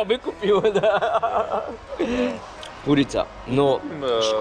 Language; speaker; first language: Russian; non-native, learner; Polish